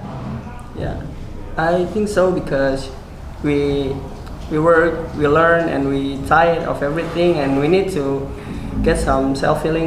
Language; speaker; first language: English; non-native, learner; Indonesian